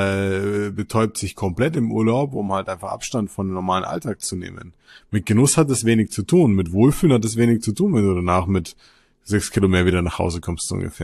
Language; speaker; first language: German; native; German